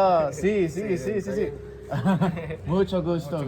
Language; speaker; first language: Spanish; non-native, learner; English